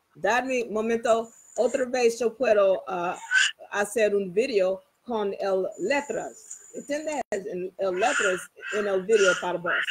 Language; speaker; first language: Spanish; non-native, learner; English